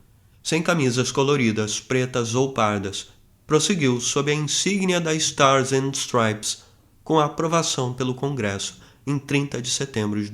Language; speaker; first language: Portuguese; native; Portuguese